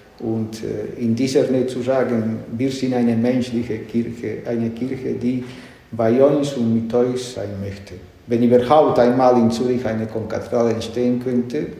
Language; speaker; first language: German; non-native, fluent; Spanish